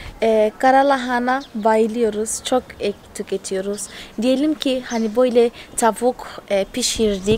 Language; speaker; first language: Turkish; non-native, fluent; Portuguese